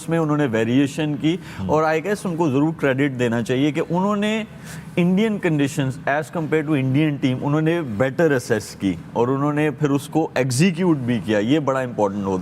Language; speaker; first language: Urdu; native; Urdu